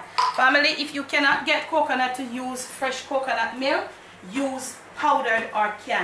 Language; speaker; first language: English; native; English